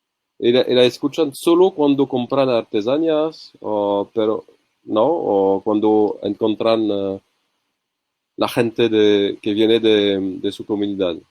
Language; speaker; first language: Spanish; non-native, learner; French